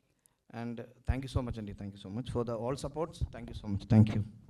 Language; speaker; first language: Telugu; non-native, learner; Malayalam